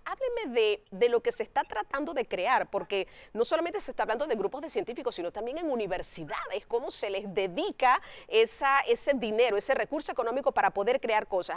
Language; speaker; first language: Spanish; native; Spanish